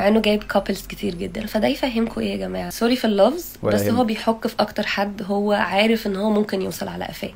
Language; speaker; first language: Arabic; native; Arabic